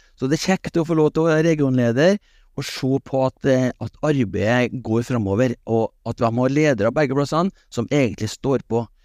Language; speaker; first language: Norwegian; native; Norwegian